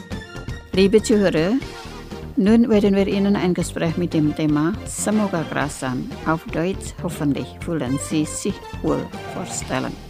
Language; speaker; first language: German; non-native, fluent; Indonesian